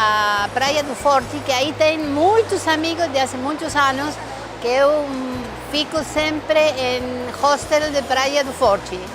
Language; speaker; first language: Portuguese; non-native, learner; Spanish